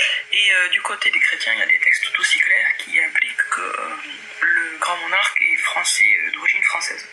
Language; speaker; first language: French; native; French